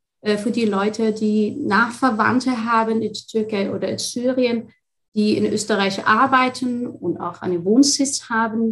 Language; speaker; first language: German; non-native, fluent; Arabic